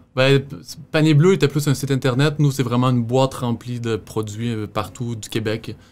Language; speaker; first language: French; native; French